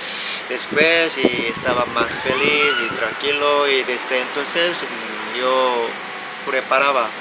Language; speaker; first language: Spanish; non-native, fluent; Korean